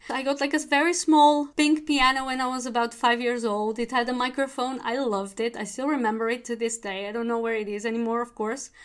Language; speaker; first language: English; non-native, fluent; Portuguese